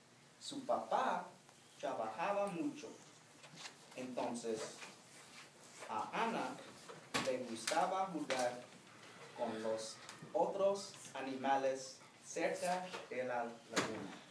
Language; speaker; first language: Spanish; non-native, fluent; English